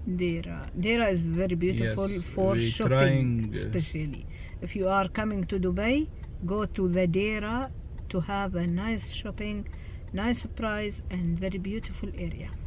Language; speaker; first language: English; non-native, learner; Arabic